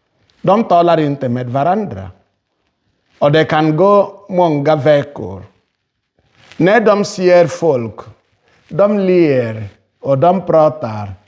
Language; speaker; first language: Swedish; non-native, fluent; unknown